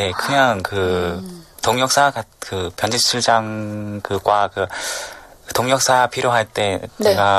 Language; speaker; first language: Korean; non-native, learner; Vietnamese